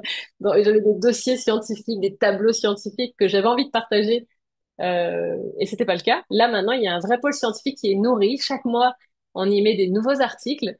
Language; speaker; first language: French; native; French